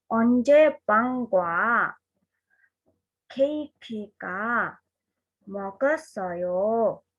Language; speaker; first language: Korean; non-native, fluent; Mongolian